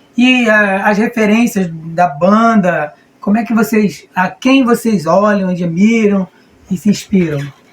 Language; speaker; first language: Portuguese; native; Portuguese